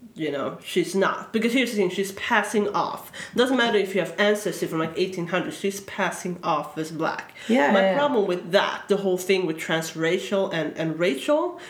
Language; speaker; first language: English; early bilingual, other home language; Swedish